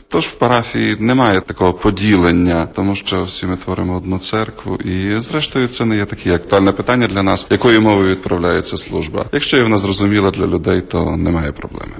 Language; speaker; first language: Ukrainian; native; Ukrainian